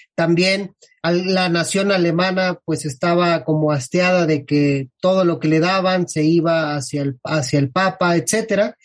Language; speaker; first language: Spanish; native; Spanish